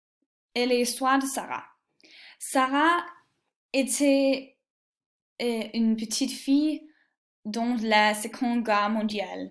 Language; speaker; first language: French; non-native, learner; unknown